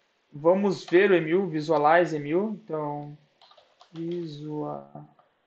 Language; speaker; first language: Portuguese; native; Portuguese